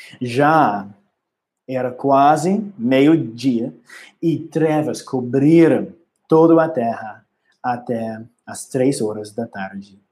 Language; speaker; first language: Portuguese; non-native, learner; English